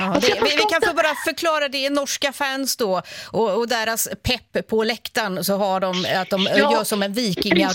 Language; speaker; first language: Swedish; native; Swedish